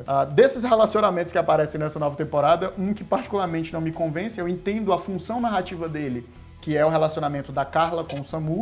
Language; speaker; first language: Portuguese; native; Portuguese